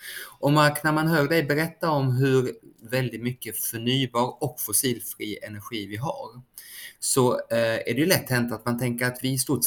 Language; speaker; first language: Swedish; native; Swedish